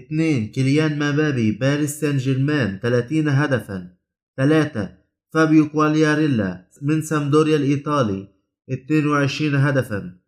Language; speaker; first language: Arabic; native; Arabic